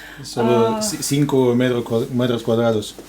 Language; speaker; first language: Spanish; non-native, fluent; Russian